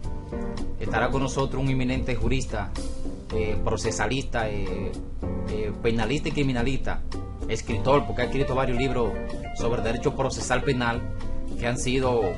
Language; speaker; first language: Spanish; native; Spanish